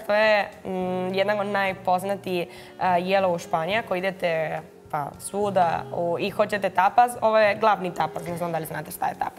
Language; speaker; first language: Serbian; non-native, learner; Spanish